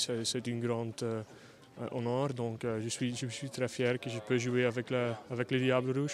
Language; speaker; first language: French; non-native, local second language; Dutch